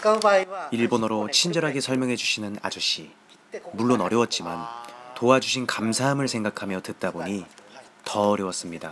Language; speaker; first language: Korean; native; Korean